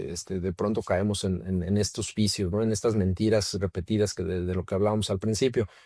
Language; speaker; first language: Spanish; native; Spanish